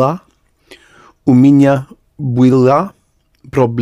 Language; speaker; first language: Russian; non-native, learner; English